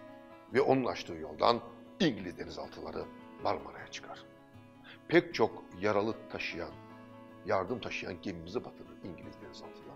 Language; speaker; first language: Turkish; native; Turkish